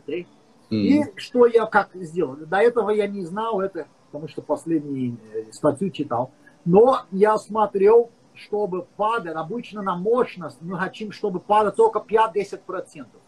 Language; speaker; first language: Russian; non-native, learner; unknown